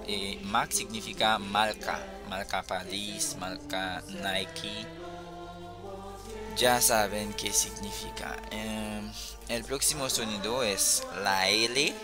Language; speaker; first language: Spanish; non-native, fluent; Haitian Creole